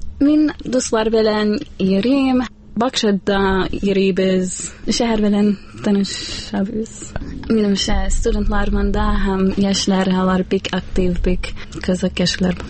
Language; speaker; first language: Tatar; non-native, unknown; Spanish